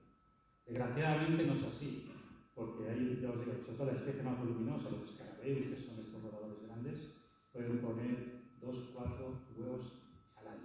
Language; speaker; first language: Spanish; native; Spanish